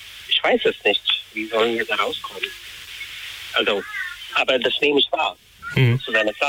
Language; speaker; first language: German; non-native, fluent; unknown